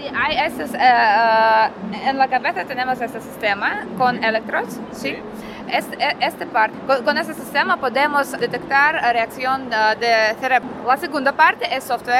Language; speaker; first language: Spanish; non-native, learner; Russian